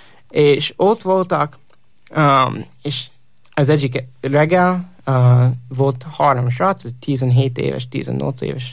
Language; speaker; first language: Hungarian; non-native, fluent; English